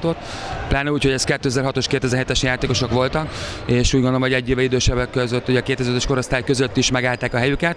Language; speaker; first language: Hungarian; native; Hungarian